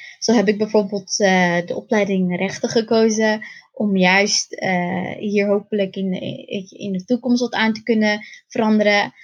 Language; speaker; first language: Dutch; early bilingual, other home language; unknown